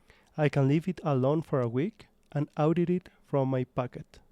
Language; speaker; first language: English; non-native, fluent; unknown